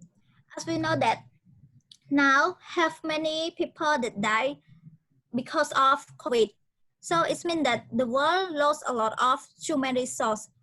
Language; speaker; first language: English; non-native, learner; Khmer